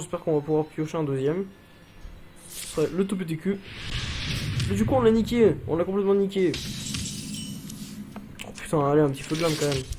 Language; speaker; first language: French; native; French